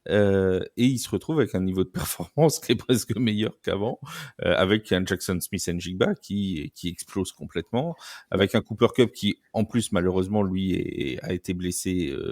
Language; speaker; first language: French; native; French